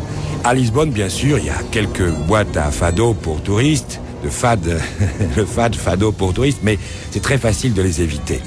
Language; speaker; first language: French; native; French